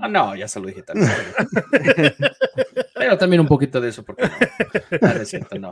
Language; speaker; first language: Spanish; early bilingual, other home language; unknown